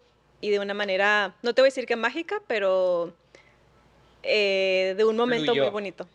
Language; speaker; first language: Spanish; native; Spanish